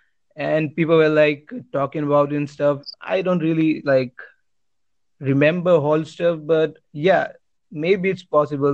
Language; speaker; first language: English; non-native, local second language; Gujarati